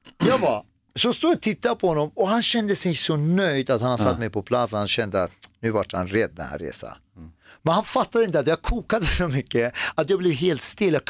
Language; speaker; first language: Swedish; early bilingual, other home language; Persian